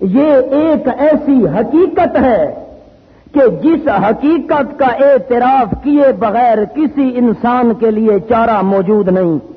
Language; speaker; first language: Urdu; non-native, local second language; Pashto